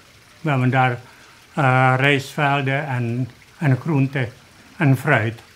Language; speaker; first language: Dutch; early bilingual, other home language; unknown